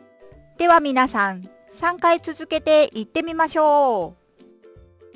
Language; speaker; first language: Japanese; non-native, fluent; Korean